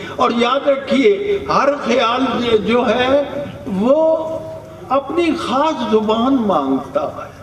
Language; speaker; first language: Urdu; non-native, local second language; Punjabi